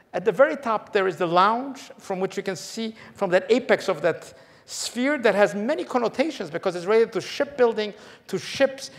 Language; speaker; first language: English; early bilingual, other home language; Polish